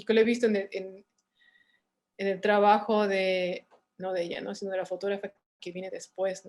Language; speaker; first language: Spanish; native; Spanish